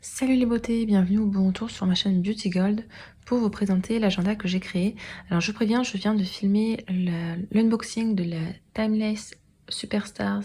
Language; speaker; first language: French; native; French